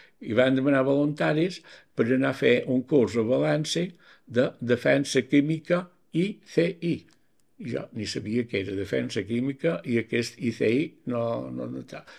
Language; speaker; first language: Catalan; native; Catalan